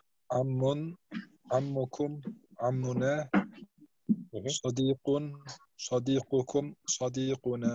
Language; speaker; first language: Arabic; non-native, learner; German